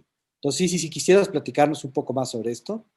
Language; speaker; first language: Spanish; native; Spanish